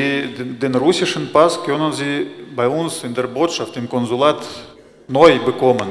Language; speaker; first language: German; non-native, fluent; Russian